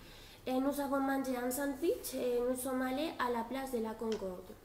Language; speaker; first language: French; non-native, fluent; Spanish